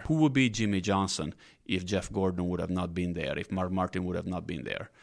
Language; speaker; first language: English; non-native, fluent; Italian